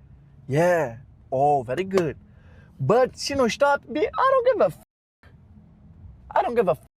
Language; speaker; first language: English; non-native, learner; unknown